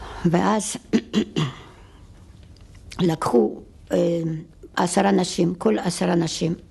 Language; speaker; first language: Hebrew; non-native, fluent; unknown